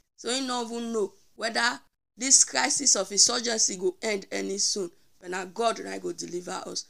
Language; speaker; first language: Nigerian Pidgin; native; Nigerian Pidgin